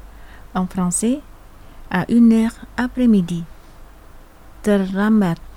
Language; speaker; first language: French; non-native, fluent; Indonesian